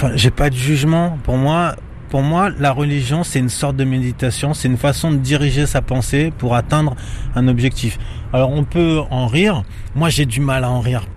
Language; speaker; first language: French; native; French